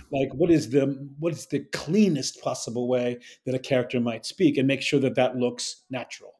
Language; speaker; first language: English; native; English